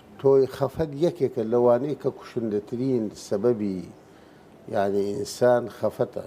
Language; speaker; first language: Central Kurdish; non-native, local second language; Gurani